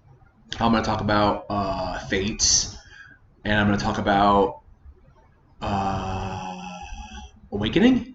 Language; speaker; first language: English; native; English